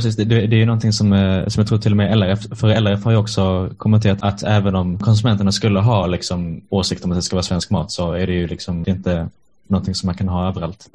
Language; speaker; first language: Swedish; native; Swedish